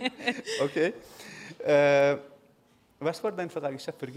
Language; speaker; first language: German; non-native, learner; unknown